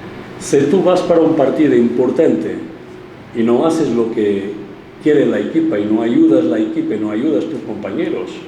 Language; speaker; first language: Spanish; non-native, fluent; Portuguese